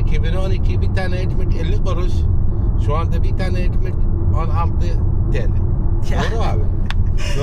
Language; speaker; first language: Turkish; non-native, learner; Arabic